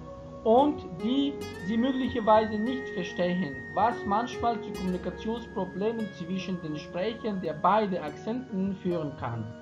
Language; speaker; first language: German; non-native, fluent; Persian